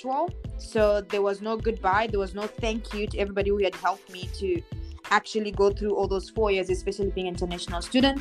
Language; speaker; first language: English; non-native, local second language; Shona